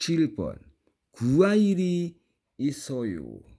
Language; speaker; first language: Korean; non-native, fluent; Indonesian